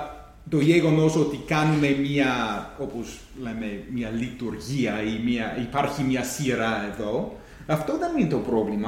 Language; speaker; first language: Greek; non-native, fluent; English